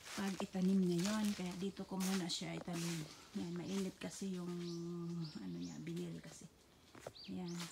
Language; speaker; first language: Filipino; non-native, local second language; Cebuano